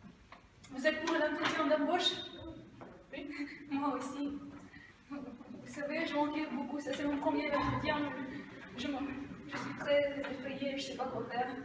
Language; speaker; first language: French; non-native, fluent; Russian